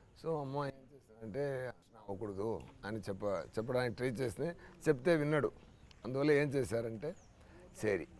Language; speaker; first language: Telugu; non-native, learner; Tamil